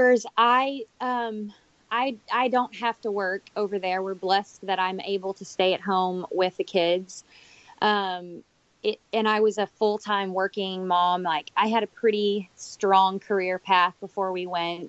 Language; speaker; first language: English; native; English